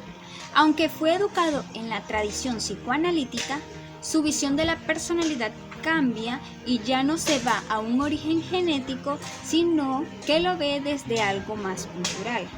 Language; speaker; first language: Spanish; native; Spanish